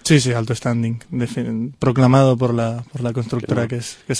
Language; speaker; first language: Spanish; native; Spanish